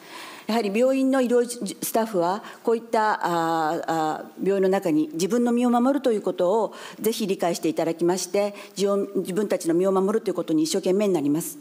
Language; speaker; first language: Japanese; native; Japanese